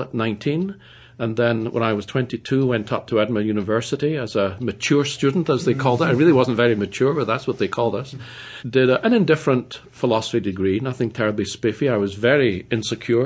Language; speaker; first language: English; native; English